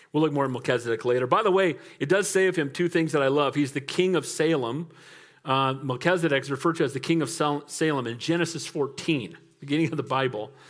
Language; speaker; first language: English; native; English